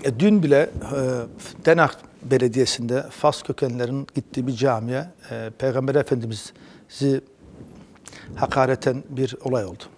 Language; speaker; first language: Turkish; early bilingual, heritage; Turkish